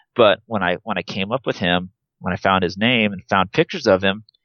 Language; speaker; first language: English; native; English